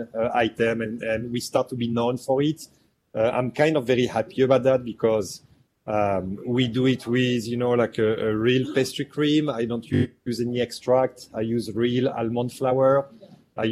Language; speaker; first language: English; non-native, fluent; French